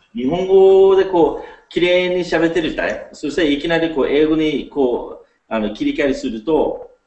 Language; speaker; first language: Japanese; non-native, fluent; English